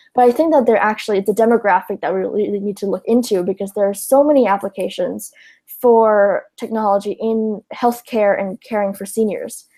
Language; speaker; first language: English; early bilingual, other home language; Cantonese